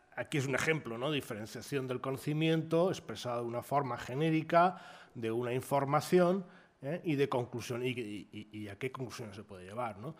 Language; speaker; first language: Spanish; native; Spanish